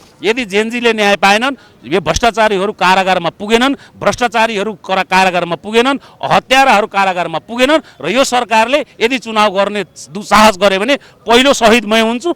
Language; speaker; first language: Nepali; native; Nepali